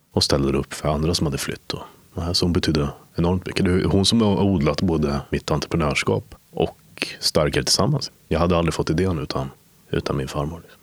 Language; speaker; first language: Swedish; native; Swedish